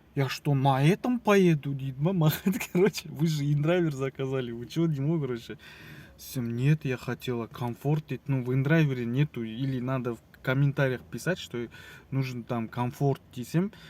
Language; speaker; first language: Russian; non-native, local second language; Kazakh